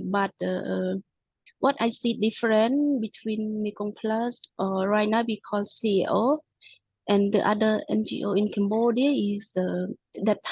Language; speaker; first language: English; non-native, local second language; Khmer